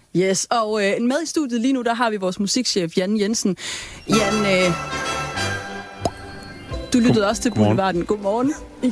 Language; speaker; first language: Danish; native; Danish